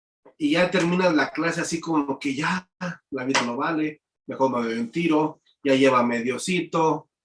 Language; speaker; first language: Spanish; native; Spanish